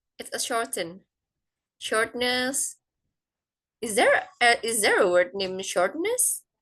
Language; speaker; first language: English; non-native, fluent; Indonesian